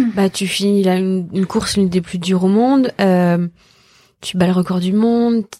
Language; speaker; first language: French; native; French